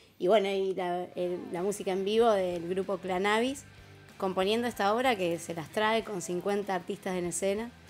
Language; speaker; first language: Spanish; native; Spanish